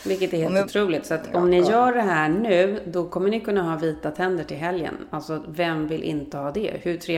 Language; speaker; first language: Swedish; native; Swedish